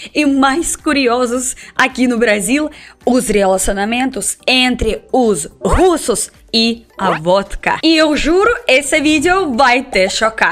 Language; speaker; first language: Portuguese; non-native, fluent; Russian